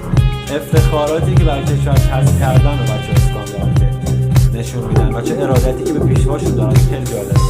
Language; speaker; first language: Persian; native; Persian